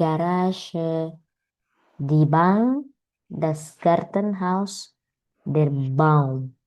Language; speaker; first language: German; non-native, learner; Indonesian